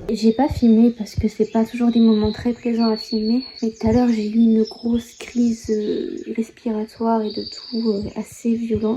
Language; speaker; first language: French; native; French